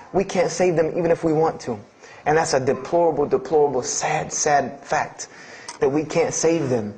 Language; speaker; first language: English; native; English